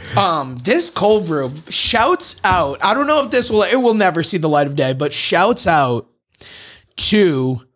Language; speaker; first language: English; native; English